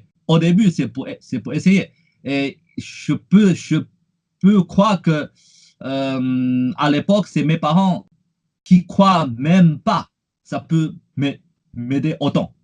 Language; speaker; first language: French; non-native, fluent; Chinese